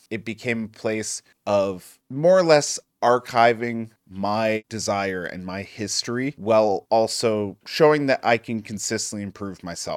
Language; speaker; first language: English; native; English